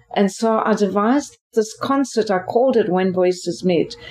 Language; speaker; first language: English; native; English